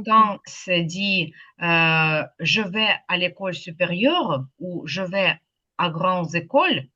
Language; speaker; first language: French; non-native, fluent; Ukrainian